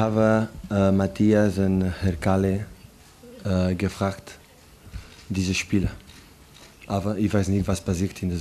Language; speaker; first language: German; non-native, learner; Catalan